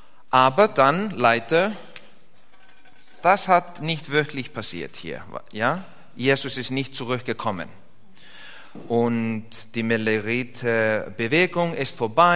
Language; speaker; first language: German; non-native, fluent; Icelandic